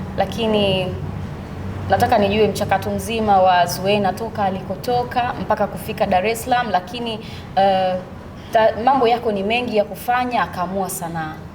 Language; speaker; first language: Swahili; native; Swahili